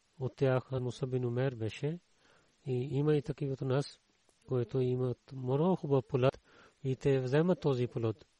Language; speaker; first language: Bulgarian; non-native, learner; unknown